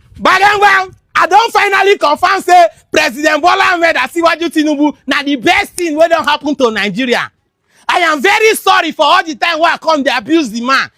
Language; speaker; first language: Nigerian Pidgin; non-native, local second language; Igbo